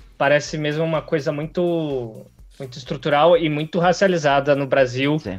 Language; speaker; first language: Portuguese; native; Portuguese